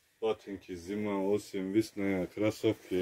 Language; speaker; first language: Russian; non-native, learner; Turkish